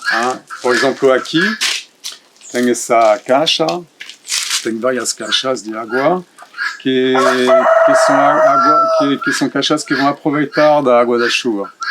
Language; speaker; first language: Portuguese; non-native, fluent; French